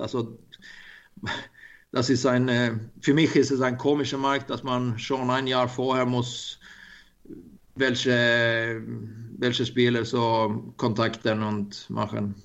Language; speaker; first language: German; non-native, learner; Swedish